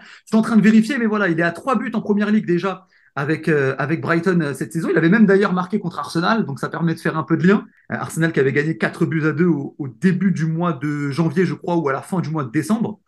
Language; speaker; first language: French; native; French